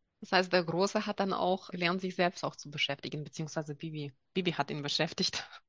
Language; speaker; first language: German; non-native, fluent; Russian